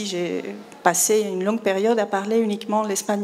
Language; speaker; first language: French; non-native, fluent; Spanish